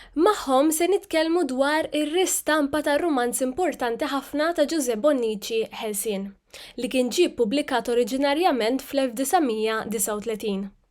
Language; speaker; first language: Maltese; native; Maltese